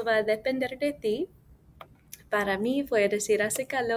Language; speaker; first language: Spanish; non-native, fluent; English